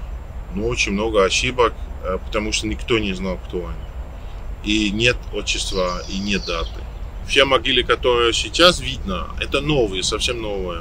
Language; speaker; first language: Russian; non-native, learner; Dutch